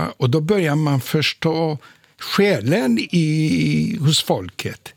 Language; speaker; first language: Swedish; non-native, fluent; Polish